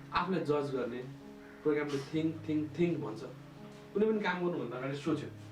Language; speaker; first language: Nepali; native; Nepali